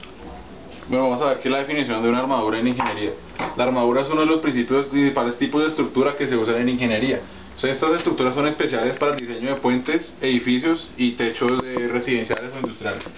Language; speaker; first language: Spanish; native; Spanish